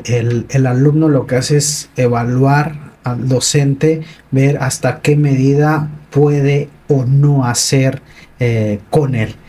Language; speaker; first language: Spanish; native; Spanish